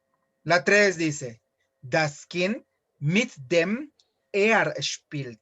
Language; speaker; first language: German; non-native, fluent; Spanish